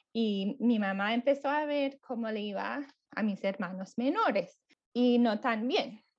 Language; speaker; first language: Spanish; non-native, fluent; English